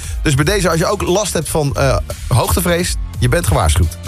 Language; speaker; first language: Dutch; native; Dutch